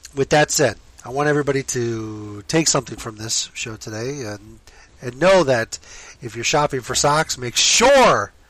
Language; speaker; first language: English; native; English